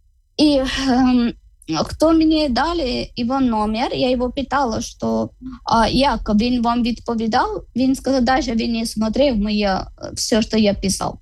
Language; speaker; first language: Ukrainian; non-native, learner; Malayalam